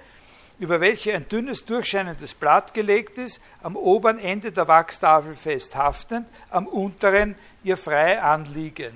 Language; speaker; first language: German; native; German